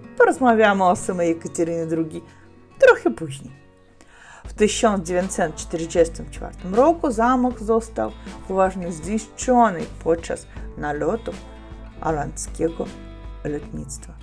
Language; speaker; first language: Polish; non-native, learner; Russian